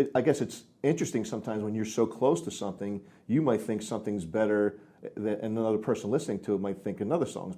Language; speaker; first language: English; native; English